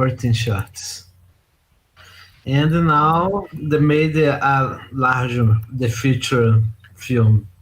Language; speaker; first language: English; non-native, learner; Portuguese